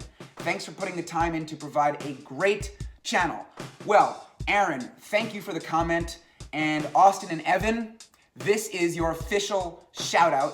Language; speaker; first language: English; native; English